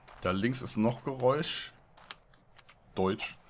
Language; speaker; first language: German; native; German